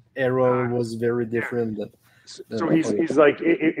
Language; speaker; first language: English; non-native, local second language; French